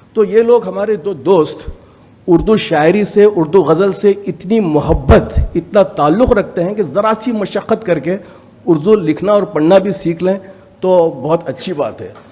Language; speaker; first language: Urdu; native; Urdu